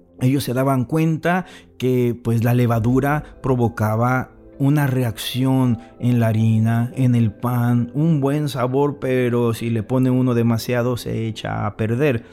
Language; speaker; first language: Spanish; native; Spanish